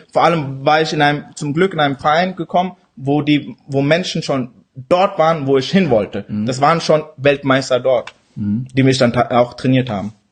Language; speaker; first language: German; early bilingual, other home language; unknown